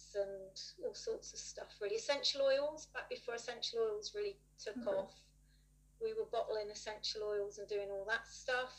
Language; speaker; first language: English; native; English